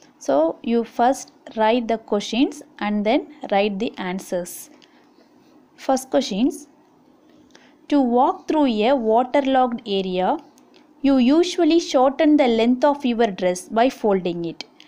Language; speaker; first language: English; non-native, local second language; Tamil